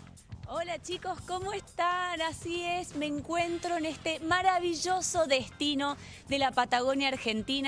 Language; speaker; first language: Spanish; native; Spanish